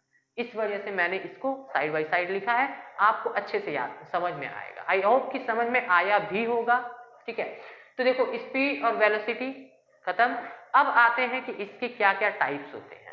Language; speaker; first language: Hindi; native; Hindi